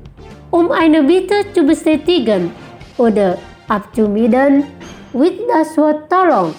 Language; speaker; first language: German; non-native, fluent; Indonesian